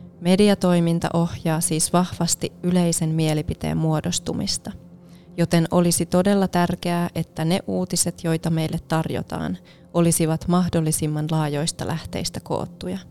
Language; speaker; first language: Finnish; native; Finnish